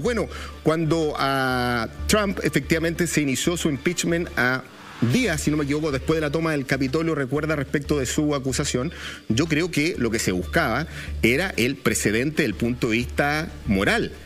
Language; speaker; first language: Spanish; native; Spanish